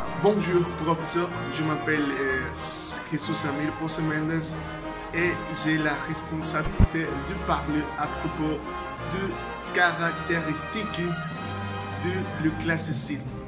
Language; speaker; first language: French; non-native, learner; Spanish